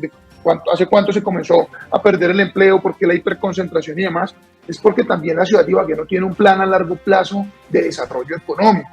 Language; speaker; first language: Spanish; native; Spanish